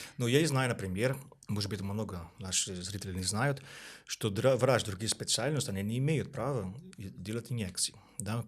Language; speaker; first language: Russian; non-native, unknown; Portuguese